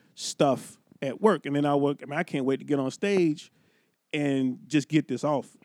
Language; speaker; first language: English; native; English